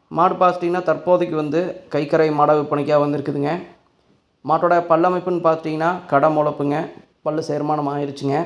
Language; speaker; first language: Tamil; native; Tamil